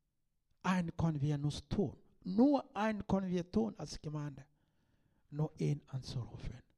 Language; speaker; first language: German; non-native, learner; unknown